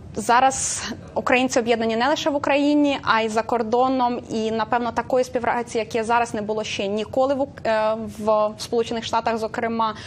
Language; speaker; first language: Ukrainian; native; Ukrainian